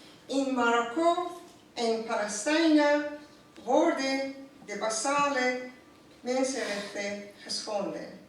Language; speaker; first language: Dutch; non-native, fluent; Persian